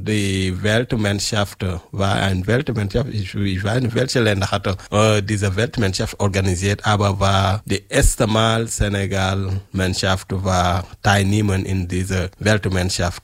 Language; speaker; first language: German; non-native, learner; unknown